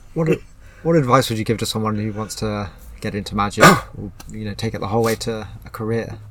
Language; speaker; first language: English; native; English